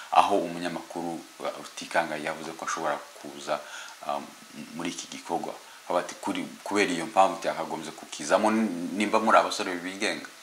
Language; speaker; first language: Kinyarwanda; native; Kinyarwanda